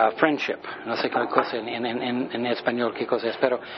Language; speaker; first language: Spanish; non-native, learner; English